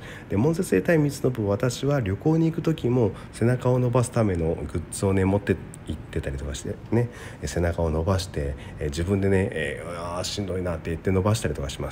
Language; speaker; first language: Japanese; native; Japanese